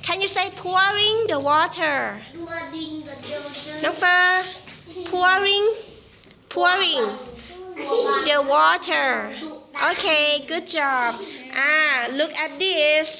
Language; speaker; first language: English; non-native, fluent; Thai